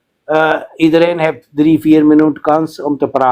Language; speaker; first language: Dutch; non-native, fluent; Urdu